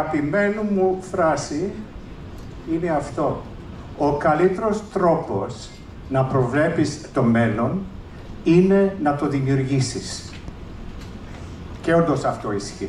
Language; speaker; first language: Greek; early bilingual, heritage; English